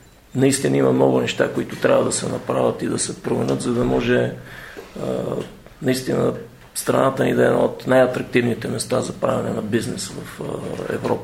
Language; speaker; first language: Bulgarian; native; Bulgarian